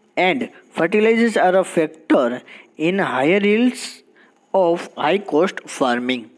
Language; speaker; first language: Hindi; non-native, local second language; Gujarati